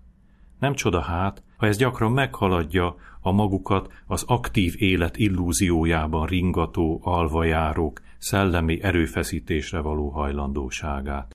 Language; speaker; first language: Hungarian; native; Hungarian